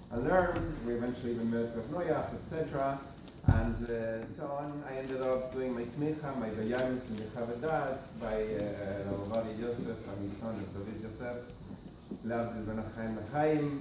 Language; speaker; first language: English; non-native, fluent; Spanish